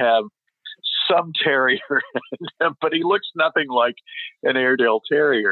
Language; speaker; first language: English; native; English